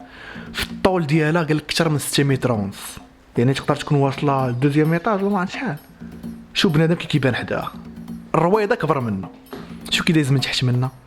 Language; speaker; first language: Arabic; native; Arabic